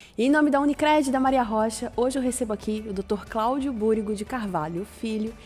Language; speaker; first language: Portuguese; native; Portuguese